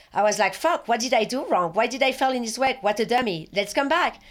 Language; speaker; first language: English; non-native, fluent; French